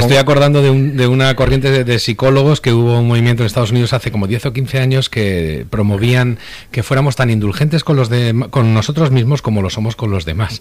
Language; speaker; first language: Spanish; native; Spanish